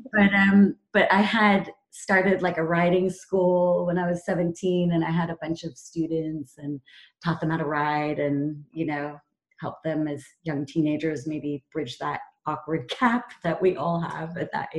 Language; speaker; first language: English; native; English